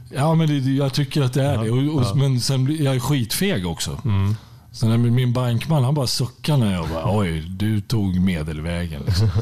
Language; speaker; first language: Swedish; native; Swedish